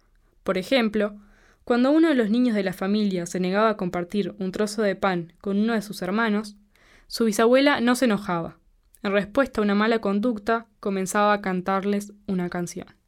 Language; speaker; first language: Spanish; native; Spanish